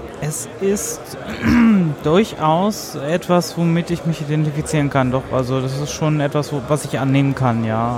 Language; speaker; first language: German; native; German